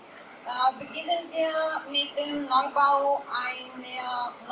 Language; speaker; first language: German; non-native, fluent; Bulgarian